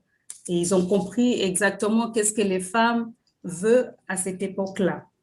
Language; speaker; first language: French; non-native, fluent; Swahili